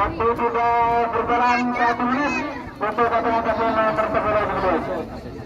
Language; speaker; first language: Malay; non-native, local second language; Madurese